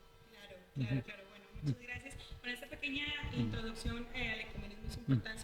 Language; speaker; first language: Spanish; native; Spanish